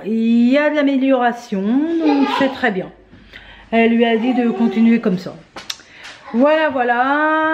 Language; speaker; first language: French; native; French